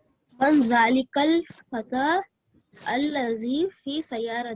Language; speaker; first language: Arabic; non-native, learner; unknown